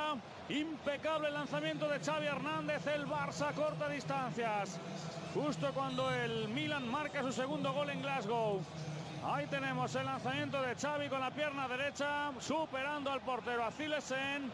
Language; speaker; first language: Spanish; native; Spanish